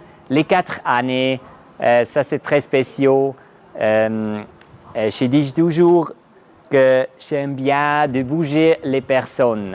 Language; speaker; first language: French; non-native, learner; German